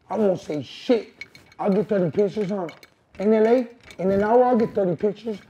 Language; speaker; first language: English; native; English